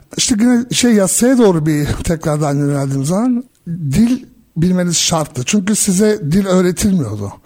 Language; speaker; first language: Turkish; early bilingual, heritage; Turkish